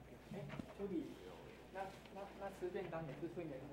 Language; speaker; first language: English; non-native, learner; Chinese